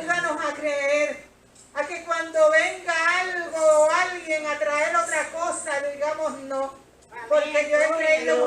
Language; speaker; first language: Spanish; native; Spanish